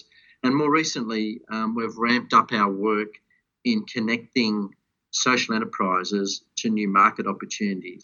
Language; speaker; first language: English; native; English